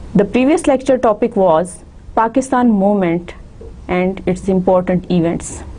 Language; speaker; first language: English; non-native, local second language; Urdu